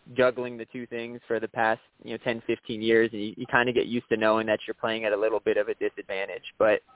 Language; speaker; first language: English; native; English